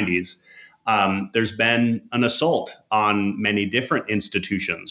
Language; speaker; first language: English; native; English